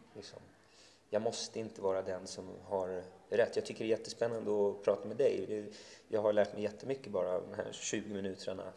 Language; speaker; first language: Swedish; early bilingual, other home language; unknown